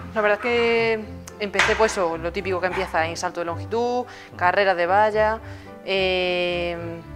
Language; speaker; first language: Spanish; native; Spanish